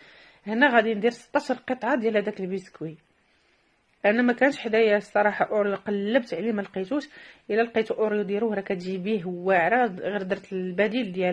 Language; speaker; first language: Arabic; native; Arabic